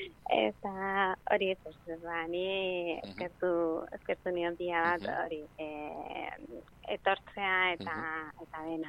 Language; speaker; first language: Basque; non-native, local second language; Spanish